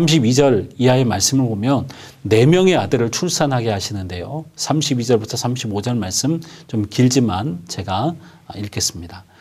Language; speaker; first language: Korean; native; Korean